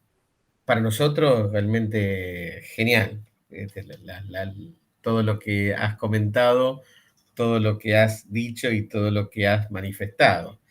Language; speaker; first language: Spanish; native; Spanish